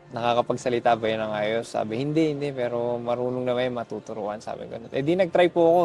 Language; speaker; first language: Filipino; native; Filipino